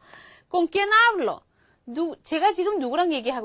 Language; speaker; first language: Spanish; non-native, fluent; Korean